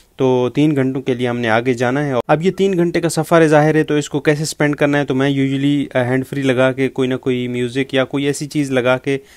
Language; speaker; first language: Urdu; native; Urdu